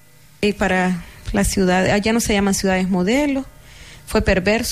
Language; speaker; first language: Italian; non-native, learner; Spanish